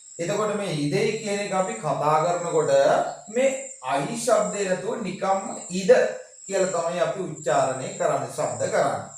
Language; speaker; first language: Sinhala; non-native, local second language; Tamil